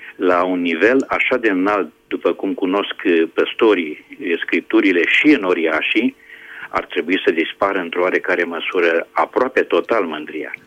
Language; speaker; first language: Romanian; native; Romanian